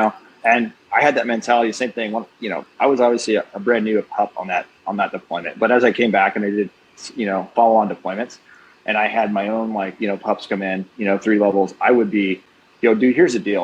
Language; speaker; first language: English; native; English